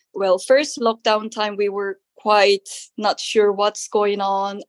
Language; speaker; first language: English; non-native, fluent; Korean